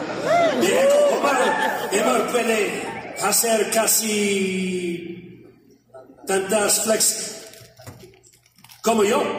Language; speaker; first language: Spanish; non-native, learner; English